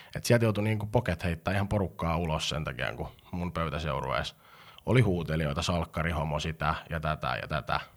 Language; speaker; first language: Finnish; native; Finnish